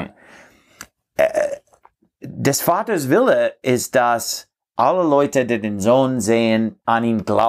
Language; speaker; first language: German; non-native, fluent; English